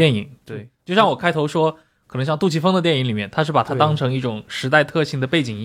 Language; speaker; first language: Chinese; native; Chinese